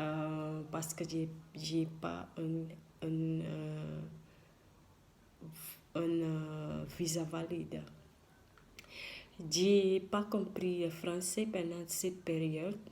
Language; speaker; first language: French; non-native, learner; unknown